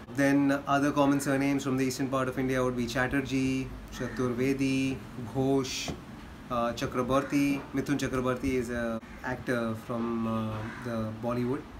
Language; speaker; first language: English; non-native, local second language; Hindi